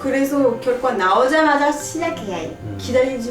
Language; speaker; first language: Korean; non-native, learner; French